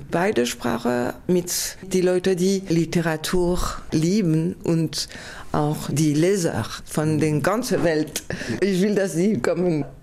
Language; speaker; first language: German; non-native, fluent; French